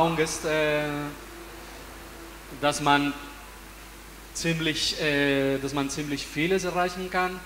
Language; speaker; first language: German; non-native, fluent; Spanish